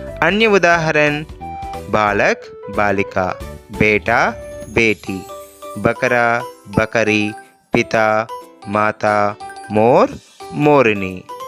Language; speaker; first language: Hindi; non-native, local second language; Telugu